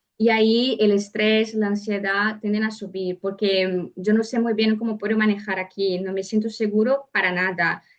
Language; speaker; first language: Spanish; non-native, fluent; Portuguese